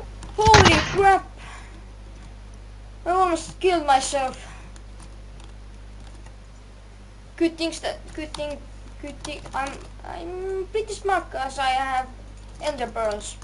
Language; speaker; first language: English; non-native, learner; Estonian